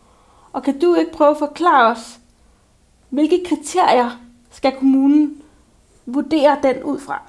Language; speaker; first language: Danish; native; Danish